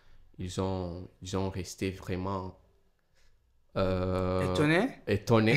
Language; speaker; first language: French; non-native, fluent; Portuguese